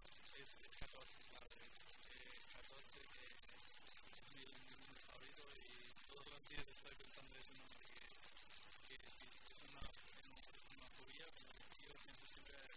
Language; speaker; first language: Spanish; non-native, fluent; Portuguese